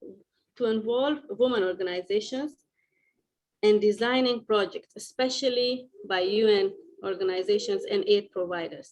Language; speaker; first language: English; non-native, fluent; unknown